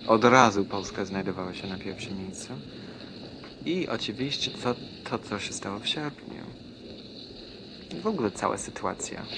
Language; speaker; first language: Polish; non-native, fluent; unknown